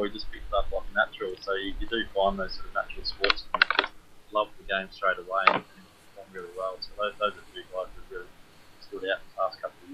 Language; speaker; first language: English; native; English